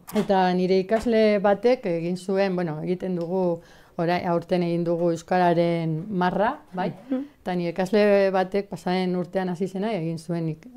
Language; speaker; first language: Basque; non-native, local second language; Spanish